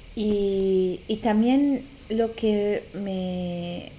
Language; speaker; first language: Spanish; non-native, fluent; German